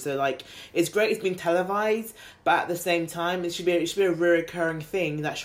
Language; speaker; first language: English; native; English